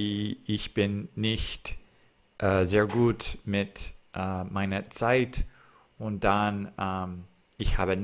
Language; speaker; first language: German; non-native, learner; English